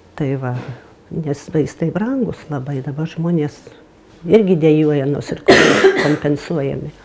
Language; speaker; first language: Lithuanian; native; Lithuanian